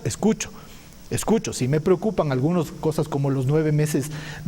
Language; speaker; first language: Spanish; native; Spanish